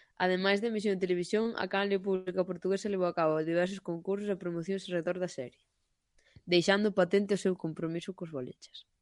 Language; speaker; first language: Galician; non-native, local second language; Spanish